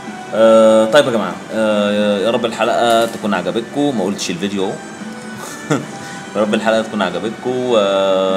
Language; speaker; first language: Arabic; native; Arabic